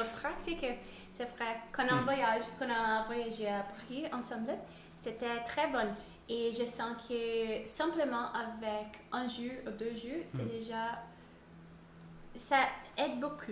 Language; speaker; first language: French; non-native, learner; Portuguese